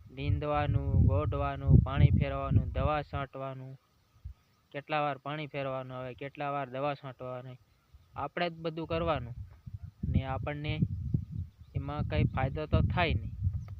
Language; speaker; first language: Gujarati; non-native, local second language; Bhili